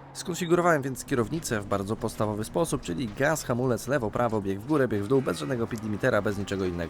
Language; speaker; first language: Polish; native; Polish